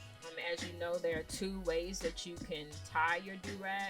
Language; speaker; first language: English; native; English